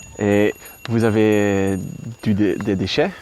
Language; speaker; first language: French; non-native, learner; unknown